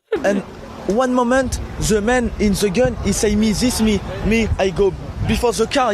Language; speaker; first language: English; non-native, learner; French